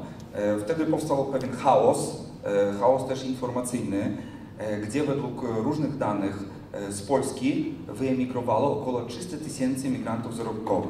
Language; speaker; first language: Polish; non-native, fluent; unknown